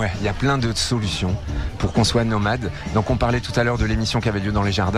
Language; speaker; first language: French; native; French